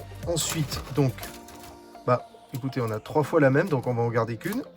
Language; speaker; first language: French; native; French